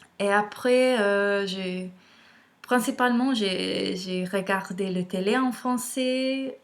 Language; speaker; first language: French; non-native, learner; English